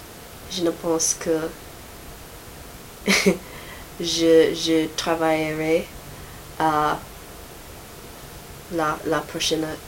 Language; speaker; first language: French; non-native, learner; English